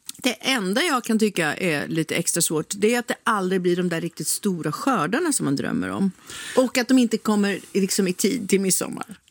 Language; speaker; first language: Swedish; native; Swedish